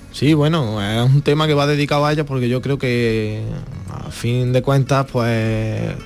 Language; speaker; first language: Spanish; native; Spanish